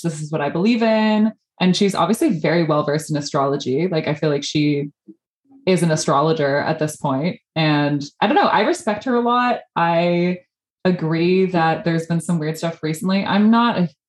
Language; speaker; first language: English; native; English